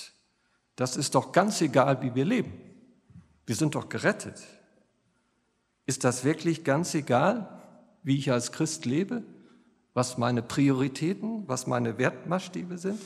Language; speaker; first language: German; native; German